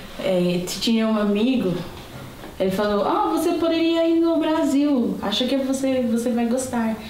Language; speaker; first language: Portuguese; non-native, fluent; Haitian Creole